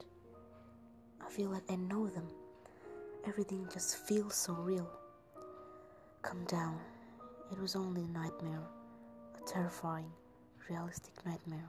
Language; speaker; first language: English; non-native, learner; Indonesian